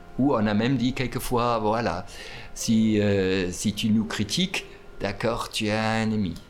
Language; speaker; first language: French; non-native, fluent; German